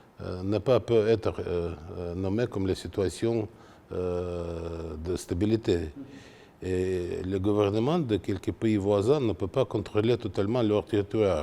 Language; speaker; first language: French; non-native, fluent; Russian